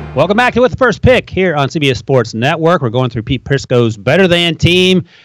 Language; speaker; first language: English; native; English